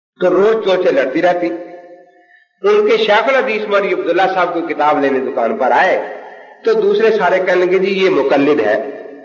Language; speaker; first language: Urdu; non-native, local second language; Punjabi